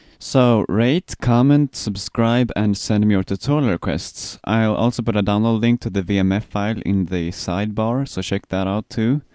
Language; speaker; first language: English; non-native, fluent; Swedish